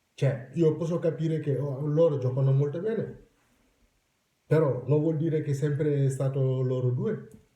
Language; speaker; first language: Italian; non-native, fluent; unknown